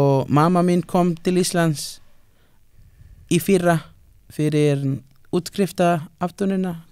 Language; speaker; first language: Icelandic; non-native, fluent; Spanish